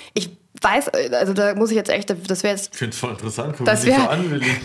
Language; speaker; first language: German; native; German